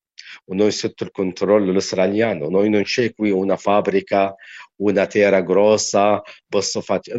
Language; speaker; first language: Italian; non-native, learner; Arabic